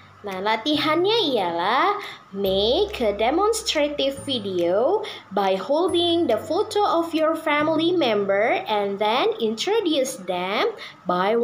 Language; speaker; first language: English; non-native, learner; Indonesian